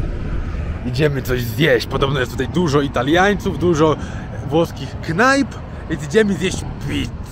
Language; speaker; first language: Polish; native; Polish